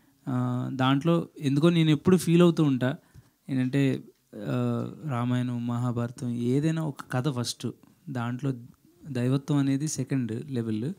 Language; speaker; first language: Telugu; native; Telugu